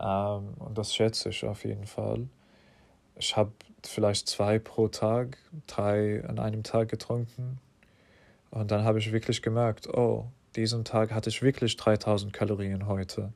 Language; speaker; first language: German; non-native, fluent; English